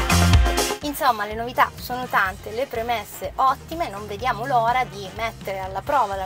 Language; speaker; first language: Italian; native; Italian